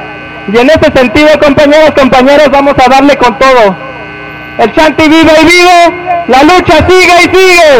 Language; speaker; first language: Spanish; native; Spanish